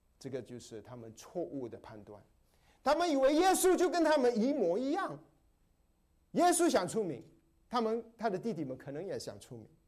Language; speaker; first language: Chinese; non-native, local second language; Cantonese